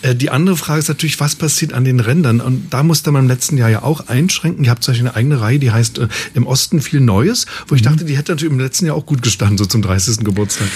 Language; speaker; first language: German; native; German